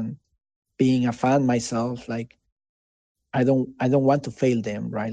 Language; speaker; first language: English; non-native, fluent; Spanish